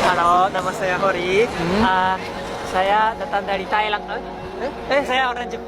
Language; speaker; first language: Indonesian; non-native, learner; Japanese